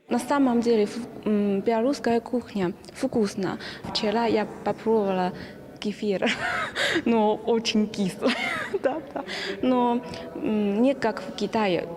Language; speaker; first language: Russian; non-native, learner; Chinese